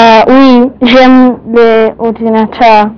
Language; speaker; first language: French; non-native, learner; English